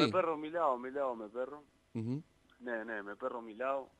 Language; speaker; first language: Greek; non-native, learner; Spanish